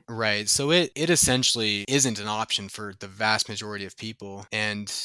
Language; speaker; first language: English; native; English